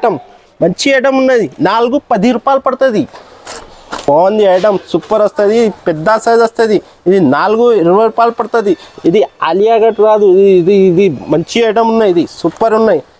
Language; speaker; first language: Telugu; non-native, local second language; Urdu